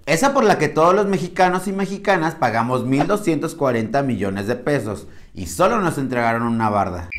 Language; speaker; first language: Spanish; native; Spanish